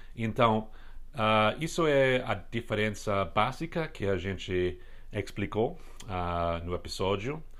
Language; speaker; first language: Portuguese; non-native, fluent; English